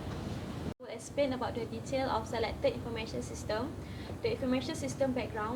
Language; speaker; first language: English; non-native, learner; Malay